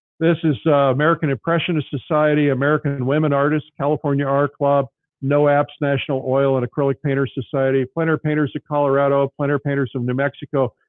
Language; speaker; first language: English; native; English